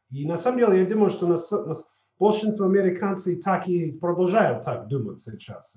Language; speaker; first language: Russian; non-native, fluent; English